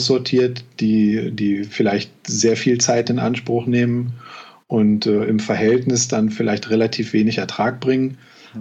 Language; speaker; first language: German; native; German